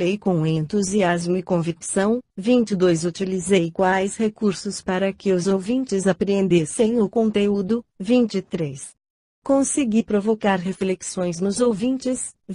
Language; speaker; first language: Portuguese; native; Portuguese